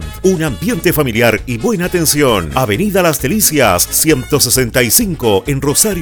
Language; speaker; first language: Spanish; native; Spanish